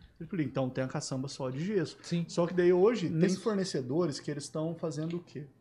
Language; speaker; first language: Portuguese; native; Portuguese